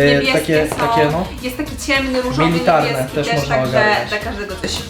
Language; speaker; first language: Polish; native; Polish